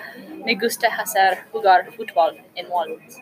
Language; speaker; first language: Spanish; non-native, learner; English